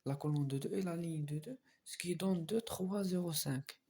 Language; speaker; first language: French; non-native, local second language; Arabic